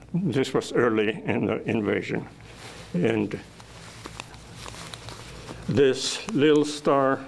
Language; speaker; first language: English; native; English